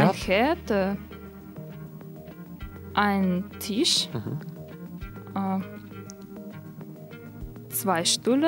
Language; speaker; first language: German; non-native, learner; Russian